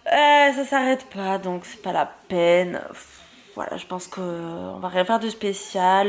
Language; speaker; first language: French; native; French